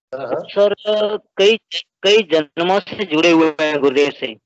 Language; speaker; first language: Hindi; native; Hindi